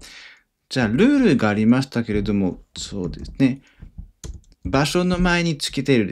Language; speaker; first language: Japanese; non-native, fluent; French